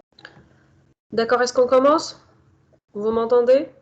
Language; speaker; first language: French; non-native, local second language; Arabic